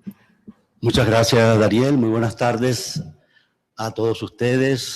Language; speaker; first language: Spanish; native; Spanish